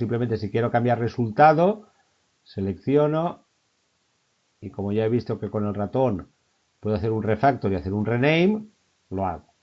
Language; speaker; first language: Spanish; native; Spanish